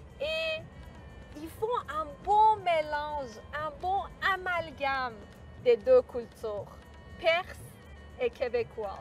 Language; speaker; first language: French; non-native, fluent; Persian